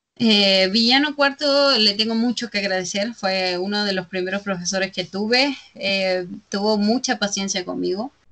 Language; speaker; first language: Spanish; native; Spanish